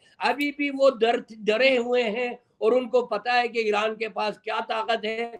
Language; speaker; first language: Urdu; non-native, fluent; Persian